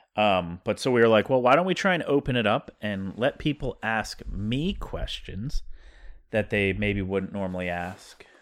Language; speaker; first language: English; native; English